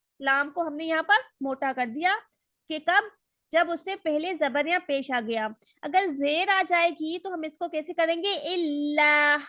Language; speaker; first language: Urdu; native; Urdu